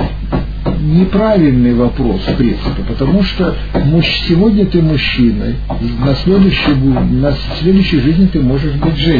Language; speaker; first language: Russian; native; Russian